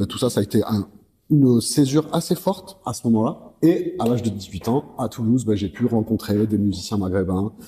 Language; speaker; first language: French; native; French